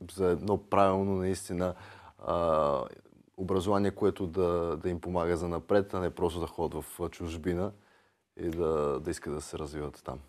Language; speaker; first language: Bulgarian; native; Bulgarian